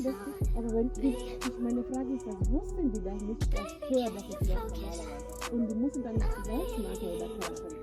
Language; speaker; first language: German; non-native, learner; Swahili